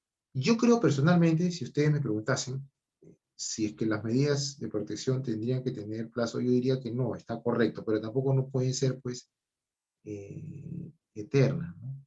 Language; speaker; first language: Spanish; native; Spanish